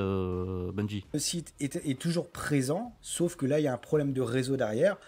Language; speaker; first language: French; native; French